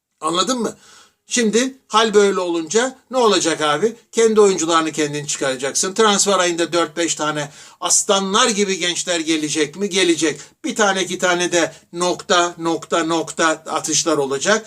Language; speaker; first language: Turkish; native; Turkish